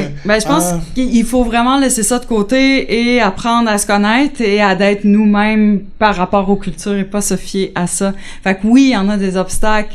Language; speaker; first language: French; native; French